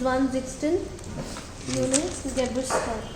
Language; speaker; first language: German; non-native, learner; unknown